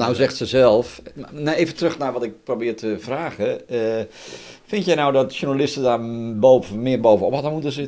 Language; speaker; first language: Dutch; native; Dutch